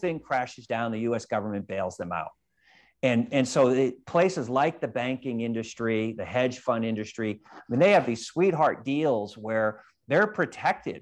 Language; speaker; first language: English; native; English